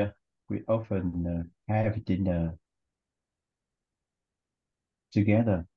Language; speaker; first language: English; non-native, learner; Vietnamese